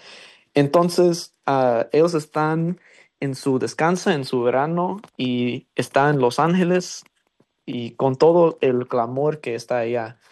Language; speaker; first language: Spanish; non-native, learner; English